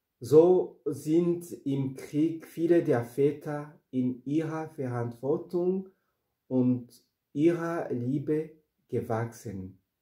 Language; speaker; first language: German; non-native, fluent; Rundi